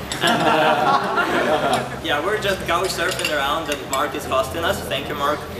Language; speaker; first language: English; non-native, fluent; Ukrainian